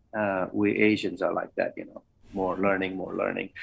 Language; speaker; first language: English; non-native, local second language; Kannada